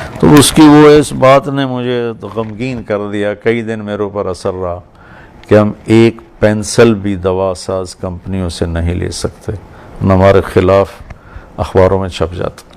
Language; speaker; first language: Urdu; non-native, local second language; Punjabi